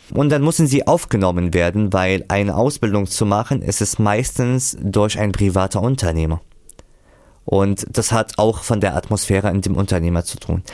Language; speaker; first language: German; non-native, fluent; Arabic